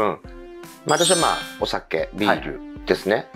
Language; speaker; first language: Japanese; native; Japanese